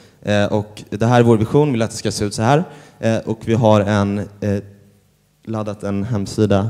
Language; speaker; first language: Swedish; native; Swedish